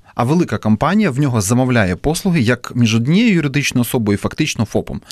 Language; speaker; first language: Ukrainian; native; Ukrainian